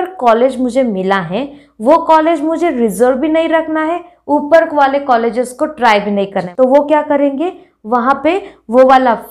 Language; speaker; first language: Hindi; non-native, local second language; Marathi